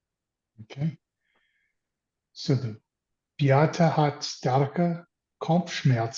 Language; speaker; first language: German; non-native, learner; English